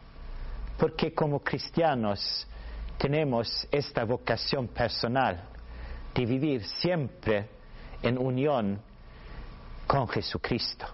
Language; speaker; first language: Spanish; non-native, learner; Swedish